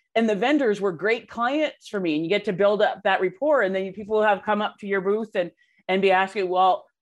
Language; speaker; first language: English; native; English